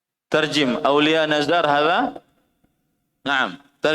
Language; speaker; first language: Arabic; non-native, fluent; Indonesian